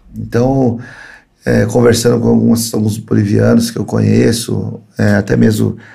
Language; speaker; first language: Portuguese; early bilingual, other home language; Spanish